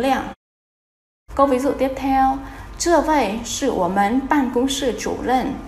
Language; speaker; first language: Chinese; non-native, fluent; Vietnamese